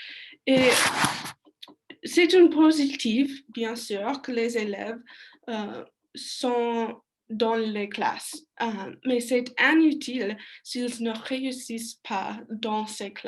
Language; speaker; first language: French; non-native, learner; English